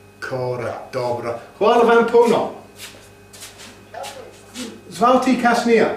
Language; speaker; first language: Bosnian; non-native, learner; English